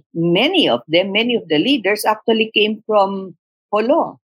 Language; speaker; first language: English; non-native, local second language; Tausug